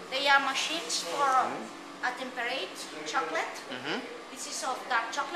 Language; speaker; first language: English; non-native, learner; Spanish